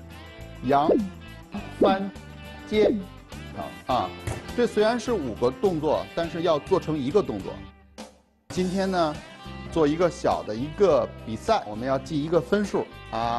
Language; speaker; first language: Chinese; native; Chinese